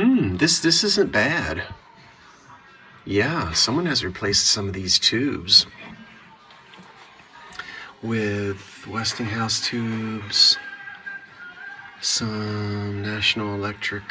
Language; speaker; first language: English; native; English